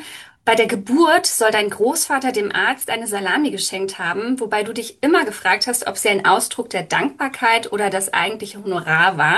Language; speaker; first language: German; native; German